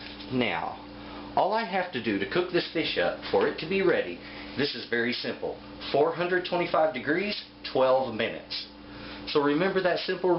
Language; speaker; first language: English; native; English